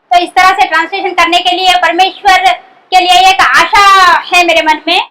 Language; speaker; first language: Hindi; non-native, local second language; Marathi